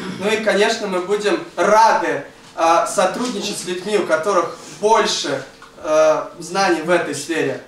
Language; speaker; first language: Russian; native; Russian